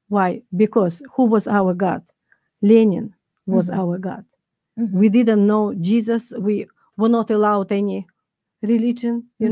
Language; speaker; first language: English; non-native, fluent; Russian